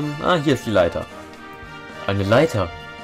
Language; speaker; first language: German; native; German